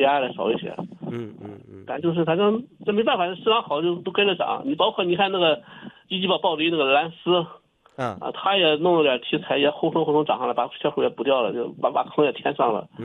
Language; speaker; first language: Chinese; native; Chinese